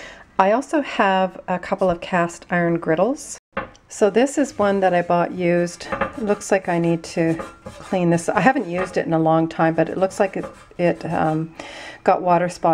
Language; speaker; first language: English; native; English